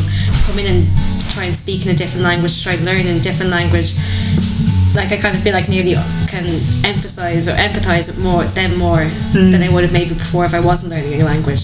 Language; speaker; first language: English; native; English